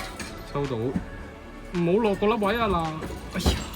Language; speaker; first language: Chinese; native; Chinese